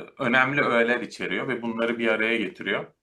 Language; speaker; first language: Turkish; native; Turkish